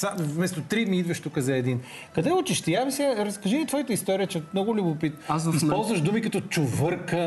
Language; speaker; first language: Bulgarian; native; Bulgarian